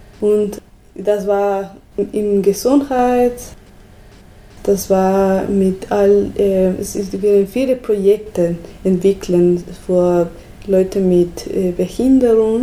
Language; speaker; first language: German; non-native, learner; Spanish